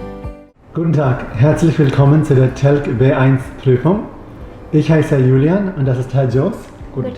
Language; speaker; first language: German; non-native, fluent; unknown